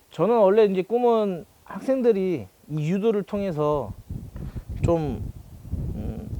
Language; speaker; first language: Korean; native; Korean